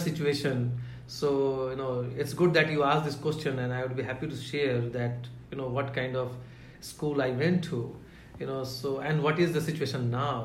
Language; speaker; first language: English; non-native, local second language; Hindi